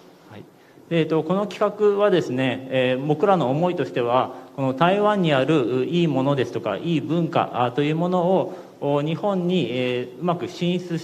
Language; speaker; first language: Japanese; native; Japanese